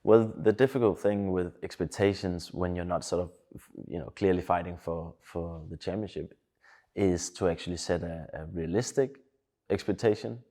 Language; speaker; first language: English; non-native, fluent; Danish